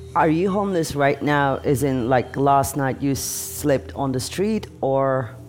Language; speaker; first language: English; non-native, fluent; Turkish